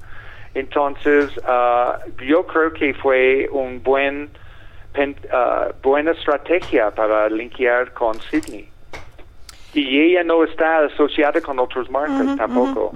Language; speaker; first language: Spanish; non-native, fluent; English